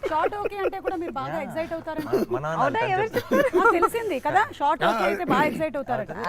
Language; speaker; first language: Telugu; native; Telugu